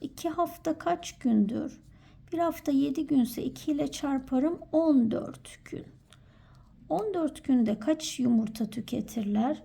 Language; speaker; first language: Turkish; native; Turkish